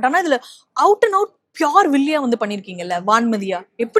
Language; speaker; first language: Tamil; native; Tamil